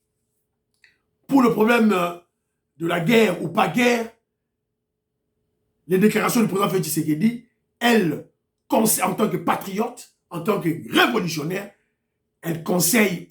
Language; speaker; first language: French; non-native, local second language; Lingala